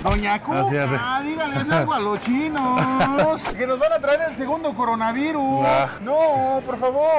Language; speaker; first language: Spanish; native; Spanish